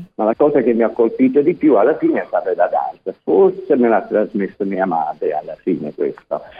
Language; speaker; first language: Italian; non-native, fluent; English